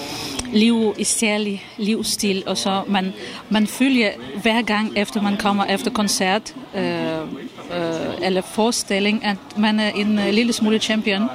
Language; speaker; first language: Danish; non-native, fluent; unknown